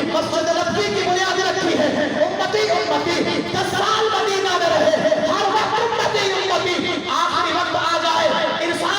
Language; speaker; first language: Urdu; native; Urdu